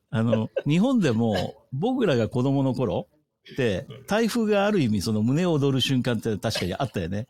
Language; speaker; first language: Japanese; native; Japanese